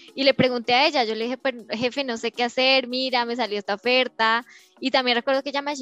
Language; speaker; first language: Spanish; native; Spanish